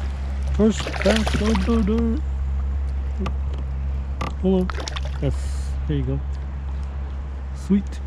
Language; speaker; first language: English; native; English